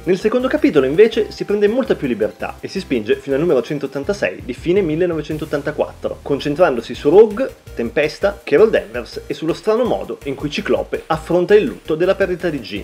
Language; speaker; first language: Italian; native; Italian